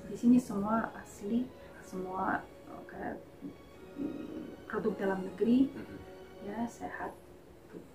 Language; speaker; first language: Indonesian; non-native, fluent; Russian